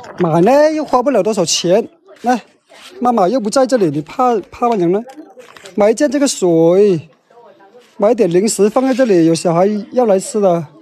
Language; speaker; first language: Chinese; native; Chinese